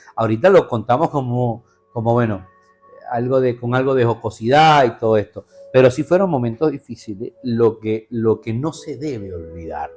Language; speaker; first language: Spanish; native; Spanish